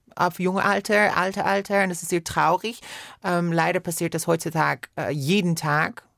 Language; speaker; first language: German; non-native, fluent; Persian